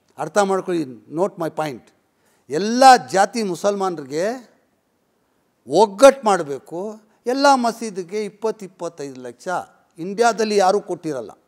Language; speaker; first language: Kannada; non-native, local second language; Urdu